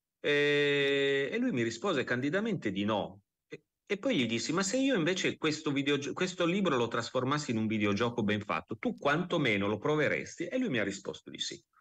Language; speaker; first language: Italian; native; Italian